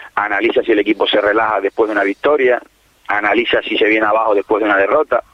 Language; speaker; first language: Spanish; native; Spanish